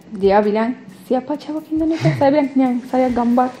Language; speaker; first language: Indonesian; non-native, fluent; Turkish